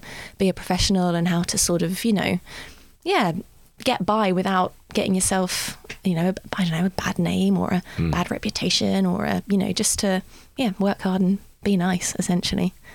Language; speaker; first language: English; native; English